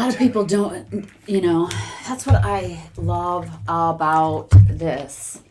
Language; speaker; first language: English; native; English